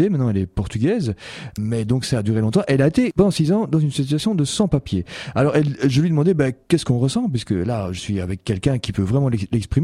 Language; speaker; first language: French; native; French